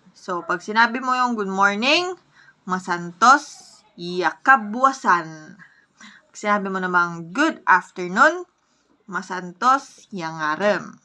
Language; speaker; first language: Filipino; non-native, local second language; Pangasinan